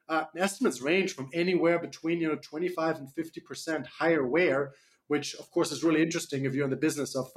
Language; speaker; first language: English; non-native, fluent; German